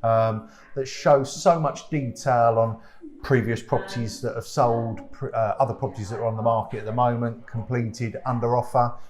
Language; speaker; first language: English; native; English